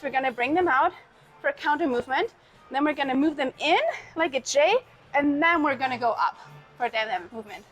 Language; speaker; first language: English; native; English